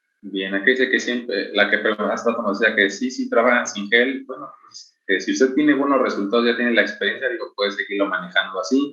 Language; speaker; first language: Spanish; native; Spanish